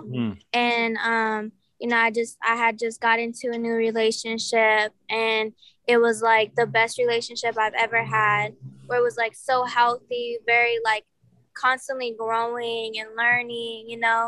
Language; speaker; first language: English; native; English